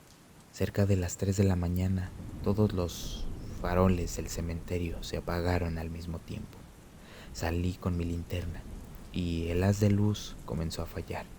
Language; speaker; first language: Spanish; native; Spanish